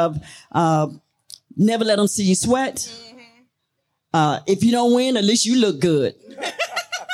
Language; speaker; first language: English; native; English